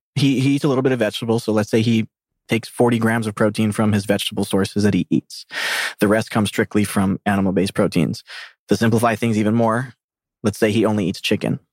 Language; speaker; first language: English; native; English